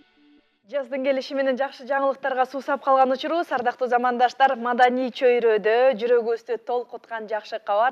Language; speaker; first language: Kyrgyz; native; Kyrgyz